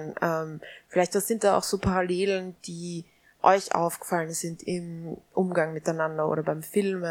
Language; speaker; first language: German; native; German